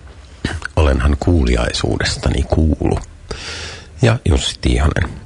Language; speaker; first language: Finnish; native; Finnish